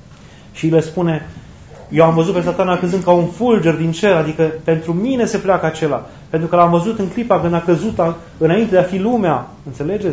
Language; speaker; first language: Romanian; native; Romanian